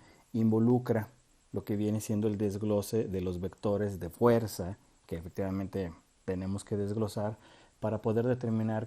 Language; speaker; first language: Spanish; native; Spanish